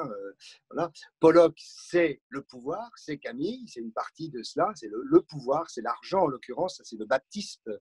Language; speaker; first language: French; native; French